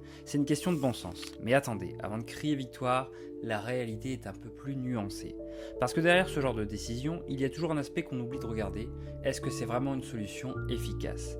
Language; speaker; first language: French; native; French